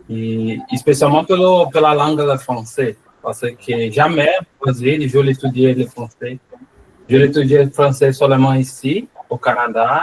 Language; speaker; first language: French; non-native, learner; Portuguese